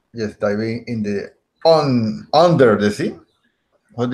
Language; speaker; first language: English; non-native, learner; Spanish